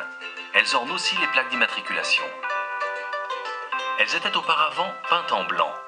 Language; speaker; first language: French; native; French